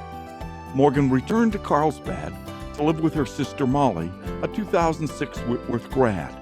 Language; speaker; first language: English; native; English